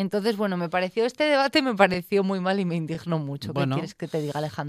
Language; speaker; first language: Spanish; native; Spanish